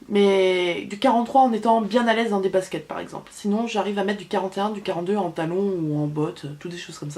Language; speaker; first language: French; native; French